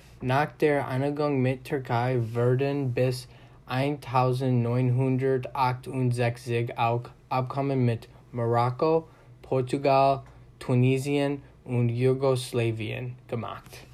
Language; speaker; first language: German; non-native, learner; English